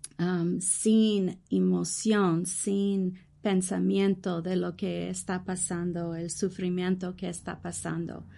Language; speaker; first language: Spanish; early bilingual, heritage; English